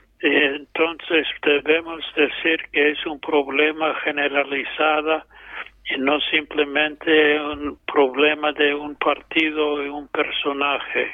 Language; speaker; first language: Spanish; non-native, fluent; English